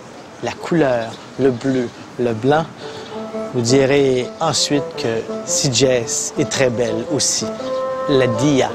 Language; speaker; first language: French; native; French